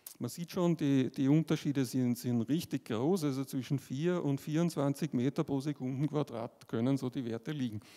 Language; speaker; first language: German; native; German